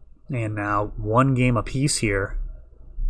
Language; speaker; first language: English; native; English